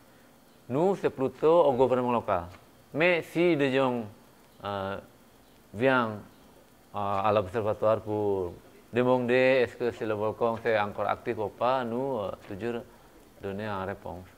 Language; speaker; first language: French; non-native, fluent; Indonesian